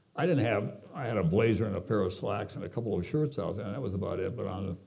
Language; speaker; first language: English; native; English